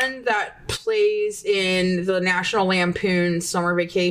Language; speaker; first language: English; native; English